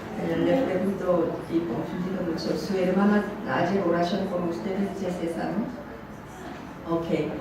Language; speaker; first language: Spanish; non-native, learner; Korean